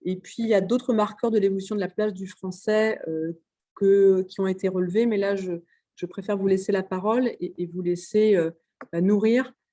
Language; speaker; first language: French; native; French